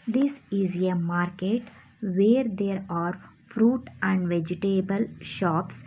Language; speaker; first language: English; non-native, local second language; Kannada